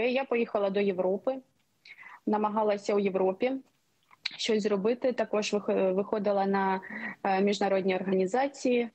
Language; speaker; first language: Ukrainian; non-native, local second language; Russian